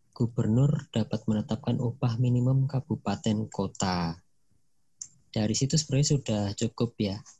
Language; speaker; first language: Indonesian; non-native, local second language; Javanese